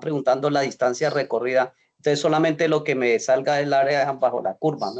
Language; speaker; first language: Spanish; native; Spanish